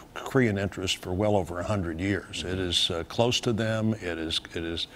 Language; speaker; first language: English; native; English